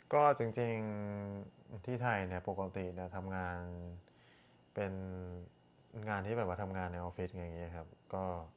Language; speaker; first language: Thai; early bilingual, other home language; Korean